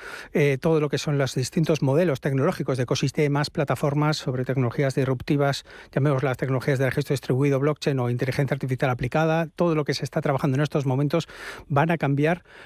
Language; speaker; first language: Spanish; native; Spanish